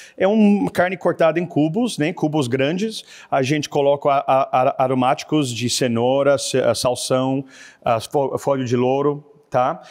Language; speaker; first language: Portuguese; non-native, fluent; French